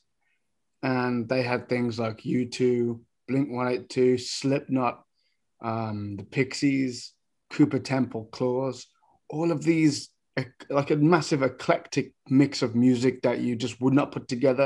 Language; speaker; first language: English; native; English